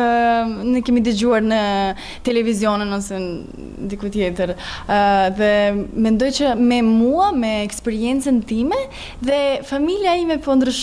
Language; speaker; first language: Albanian; non-native, learner; Serbian